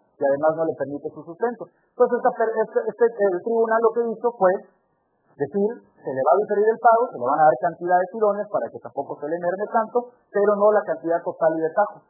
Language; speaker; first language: Spanish; native; Spanish